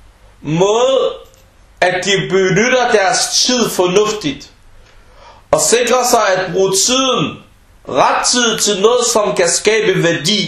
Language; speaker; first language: Danish; early bilingual, other home language; Arabic